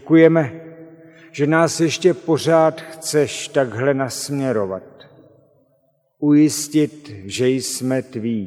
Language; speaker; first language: Czech; native; Czech